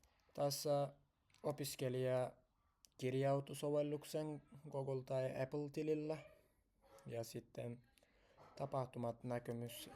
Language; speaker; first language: Finnish; non-native, learner; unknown